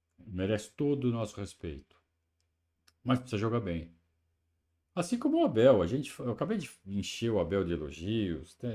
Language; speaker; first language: Portuguese; native; Portuguese